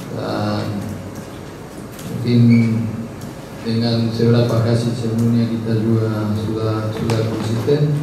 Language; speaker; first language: Indonesian; non-native, learner; Spanish